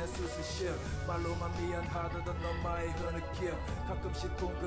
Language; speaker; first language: English; non-native, learner; Korean